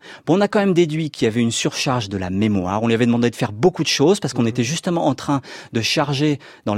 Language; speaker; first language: French; native; French